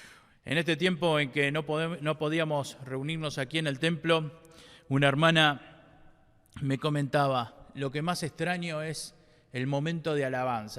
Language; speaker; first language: Spanish; native; Spanish